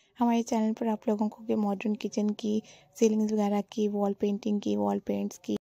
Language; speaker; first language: Hindi; native; Hindi